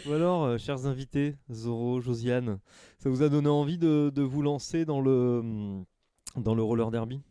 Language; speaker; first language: French; native; French